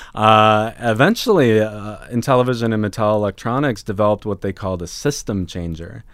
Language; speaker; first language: English; native; English